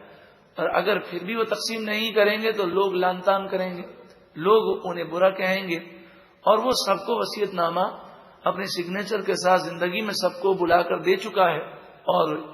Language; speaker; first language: Urdu; native; Urdu